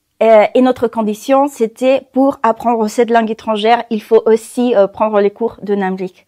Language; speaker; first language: French; non-native, fluent; Spanish